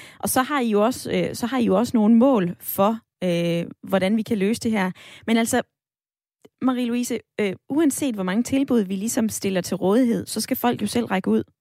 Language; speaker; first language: Danish; native; Danish